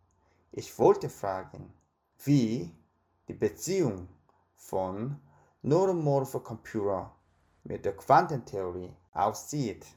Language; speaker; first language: German; non-native, fluent; Korean